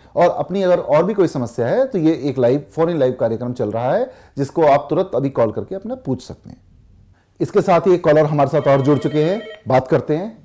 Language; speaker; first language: Hindi; native; Hindi